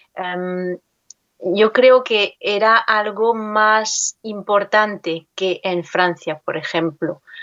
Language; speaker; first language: Spanish; non-native, fluent; French